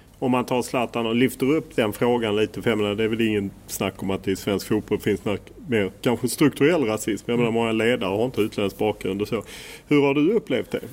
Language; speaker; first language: Swedish; native; Swedish